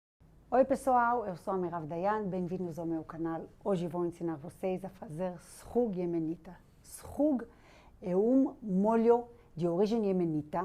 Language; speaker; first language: Portuguese; non-native, fluent; Hebrew